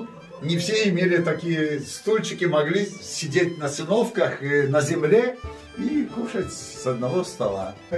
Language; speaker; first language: Russian; non-native, local second language; Gagauz